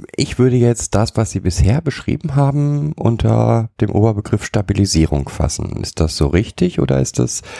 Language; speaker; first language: German; native; German